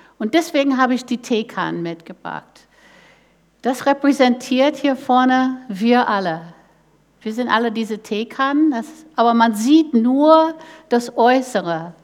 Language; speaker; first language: German; non-native, fluent; English